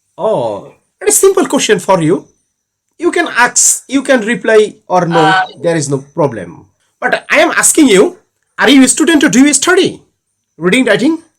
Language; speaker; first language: English; non-native, learner; Bangla